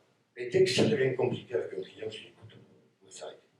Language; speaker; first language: French; native; French